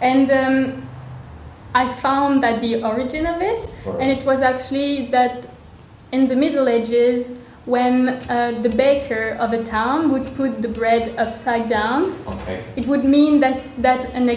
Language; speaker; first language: English; non-native, fluent; French